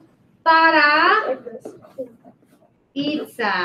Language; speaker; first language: Spanish; non-native, learner; English